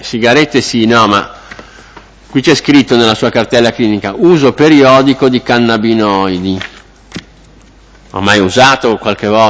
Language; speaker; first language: Italian; native; Italian